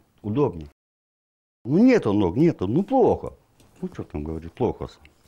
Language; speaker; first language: Russian; native; Russian